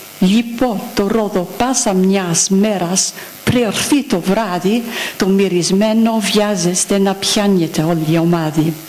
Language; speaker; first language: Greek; non-native, fluent; English